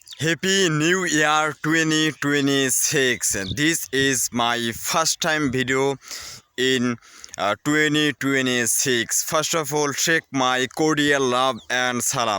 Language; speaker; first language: English; non-native, learner; Bangla